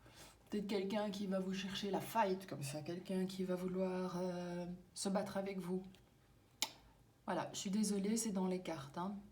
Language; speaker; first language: French; native; French